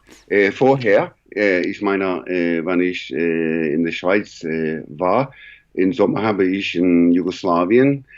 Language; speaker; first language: German; non-native, learner; English